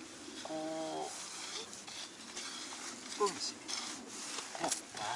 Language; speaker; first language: Japanese; native; Japanese